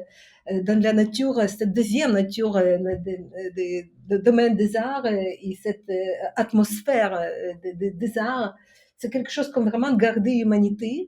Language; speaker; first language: French; non-native, fluent; Ukrainian